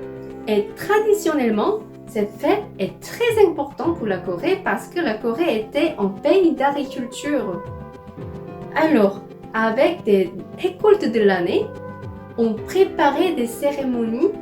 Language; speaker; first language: French; non-native, fluent; Korean